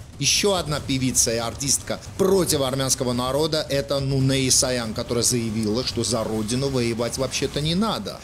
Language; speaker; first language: Russian; non-native, local second language; Armenian